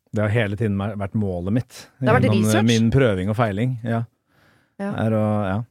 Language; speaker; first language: Norwegian; early bilingual, other home language; Persian